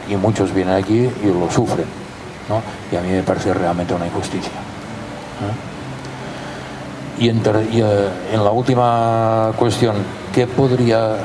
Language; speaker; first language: Spanish; non-native, local second language; Catalan